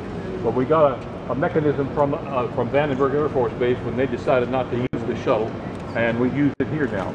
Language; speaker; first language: English; native; English